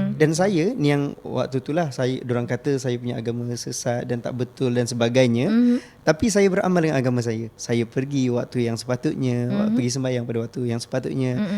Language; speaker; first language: Malay; non-native, local second language; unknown